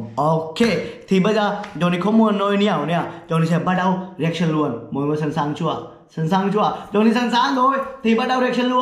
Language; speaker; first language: Vietnamese; non-native, learner; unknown